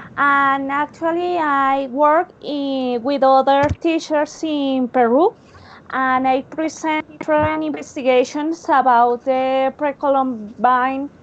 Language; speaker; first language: English; non-native, learner; Spanish